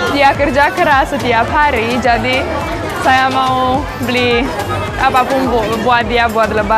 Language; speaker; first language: Indonesian; non-native, fluent; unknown